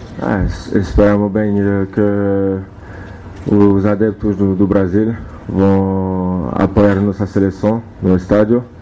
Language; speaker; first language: Portuguese; non-native, fluent; French